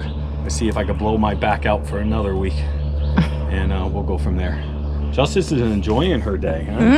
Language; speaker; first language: English; native; English